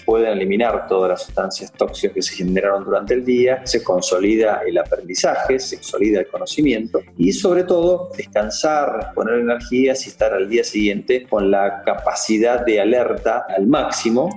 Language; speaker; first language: Spanish; native; Spanish